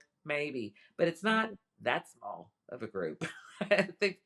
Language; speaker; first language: English; native; English